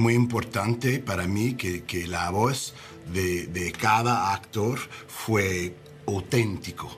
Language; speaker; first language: Spanish; non-native, learner; English